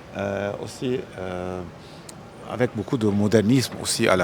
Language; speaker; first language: French; non-native, local second language; Arabic